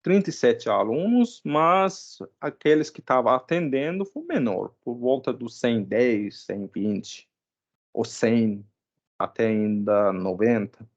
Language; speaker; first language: Portuguese; non-native, fluent; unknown